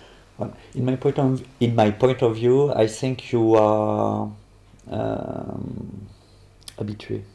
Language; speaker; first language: English; non-native, learner; French